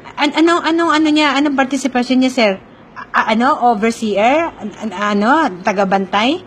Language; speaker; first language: Filipino; non-native, local second language; Cebuano